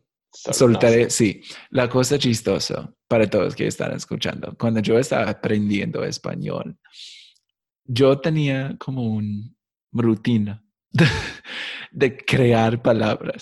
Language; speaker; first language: Spanish; non-native, fluent; English